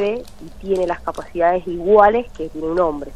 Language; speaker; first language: Spanish; native; Spanish